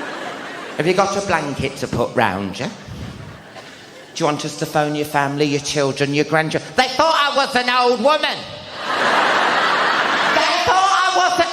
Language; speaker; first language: English; native; English